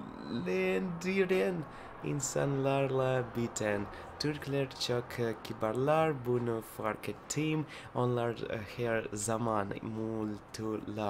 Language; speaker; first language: Turkish; non-native, learner; Russian